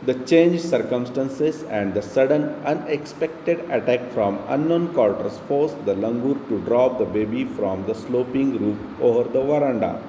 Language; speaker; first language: English; non-native, local second language; Marathi